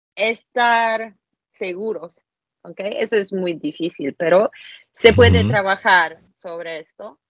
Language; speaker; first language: Spanish; non-native, fluent; Polish